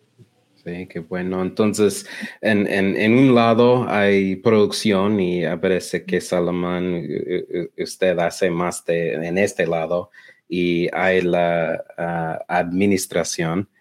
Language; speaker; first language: Spanish; non-native, learner; English